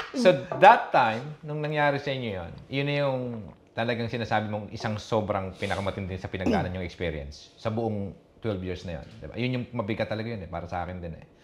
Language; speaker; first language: Filipino; native; Filipino